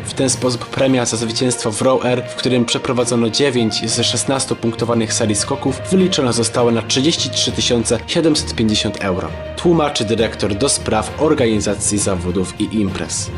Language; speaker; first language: Polish; native; Polish